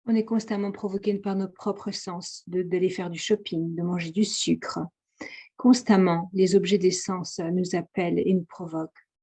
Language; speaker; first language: French; native; French